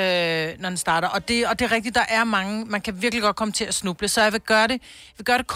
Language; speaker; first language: Danish; native; Danish